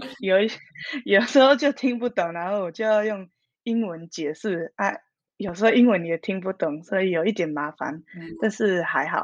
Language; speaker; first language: Chinese; early bilingual, heritage; Min Nan Chinese